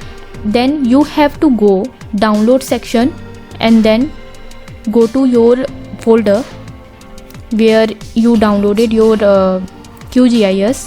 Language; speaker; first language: English; non-native, local second language; Hindi